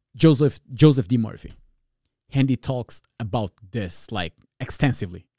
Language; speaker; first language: English; non-native, fluent; Portuguese